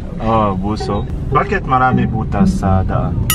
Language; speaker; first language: Filipino; non-native, learner; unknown